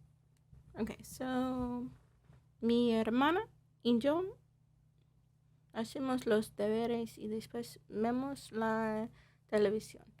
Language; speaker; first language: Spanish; non-native, learner; English